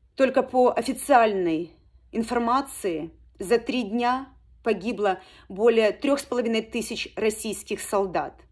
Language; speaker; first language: Russian; native; Russian